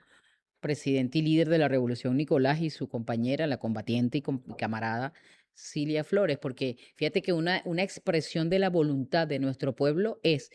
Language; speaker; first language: Spanish; native; Spanish